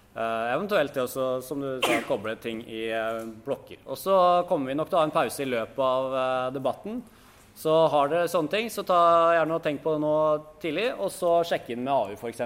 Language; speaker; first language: Norwegian; native; Norwegian